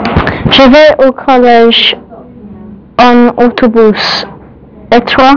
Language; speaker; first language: French; non-native, learner; English